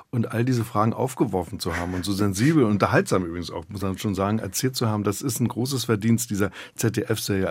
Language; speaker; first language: German; native; German